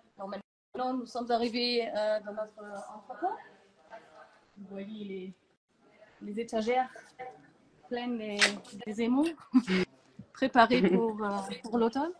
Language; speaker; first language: French; non-native, fluent; German